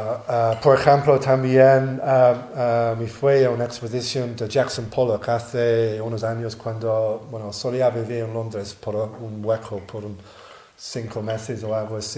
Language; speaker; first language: Spanish; non-native, learner; English